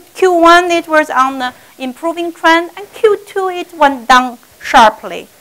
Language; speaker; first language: English; non-native, fluent; Chinese